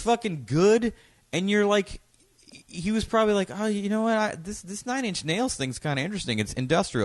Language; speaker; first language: English; native; English